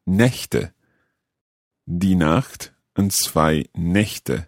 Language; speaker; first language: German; non-native, learner; English